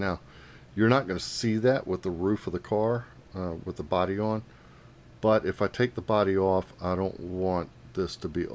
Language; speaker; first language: English; native; English